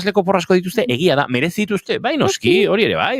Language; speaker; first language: Basque; native; Basque